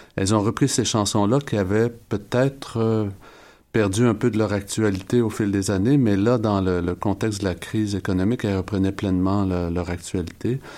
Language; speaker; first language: French; native; French